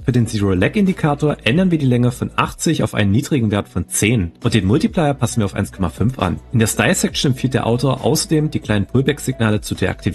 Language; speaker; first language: German; native; German